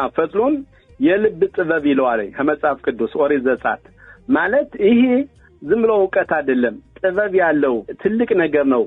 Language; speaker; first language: Amharic; early bilingual, heritage; Amharic